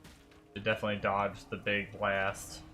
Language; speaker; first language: English; native; English